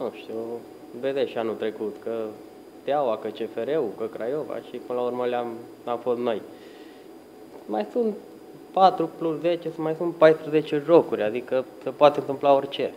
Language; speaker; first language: Romanian; early bilingual, heritage; Romanian